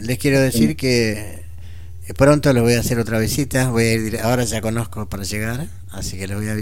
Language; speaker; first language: Spanish; native; Spanish